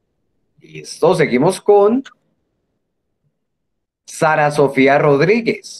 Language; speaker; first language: Spanish; native; Spanish